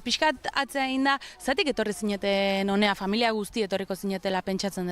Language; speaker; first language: Basque; native; Basque